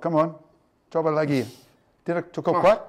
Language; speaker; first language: Indonesian; non-native, learner; English